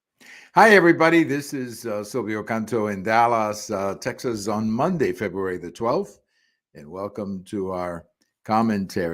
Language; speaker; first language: English; early bilingual, other home language; Spanish